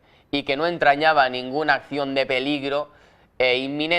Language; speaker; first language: Spanish; native; Spanish